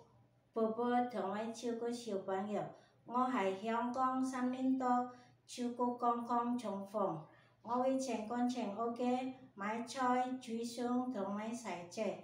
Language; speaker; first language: Cantonese; non-native, learner; Indonesian